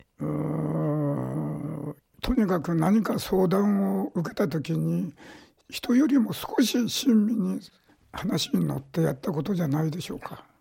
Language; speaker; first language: Japanese; native; Japanese